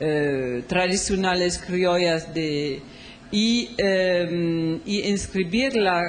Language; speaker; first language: Spanish; non-native, fluent; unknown